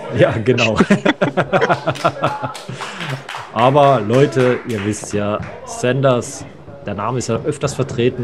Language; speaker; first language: German; native; German